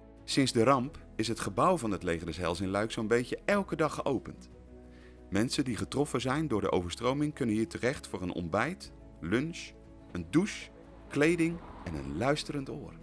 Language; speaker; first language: Dutch; native; Dutch